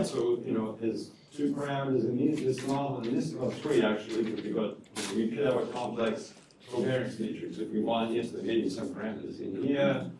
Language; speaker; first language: English; native; English